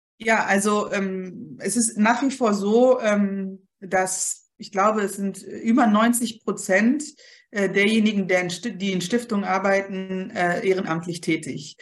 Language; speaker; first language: German; early bilingual, other home language; Polish